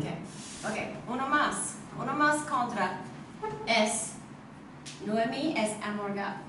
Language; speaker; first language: Spanish; non-native, learner; English